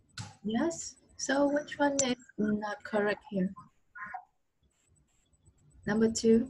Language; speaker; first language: English; non-native, learner; Vietnamese